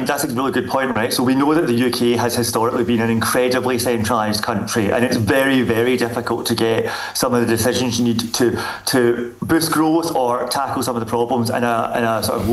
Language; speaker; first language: English; native; English